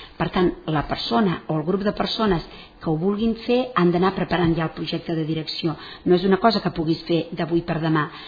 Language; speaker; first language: Catalan; non-native, local second language; Spanish